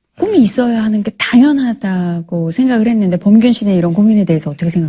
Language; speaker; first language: Korean; native; Korean